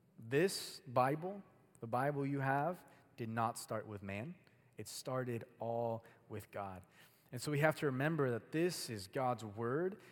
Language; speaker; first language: English; early bilingual, other home language; Spanish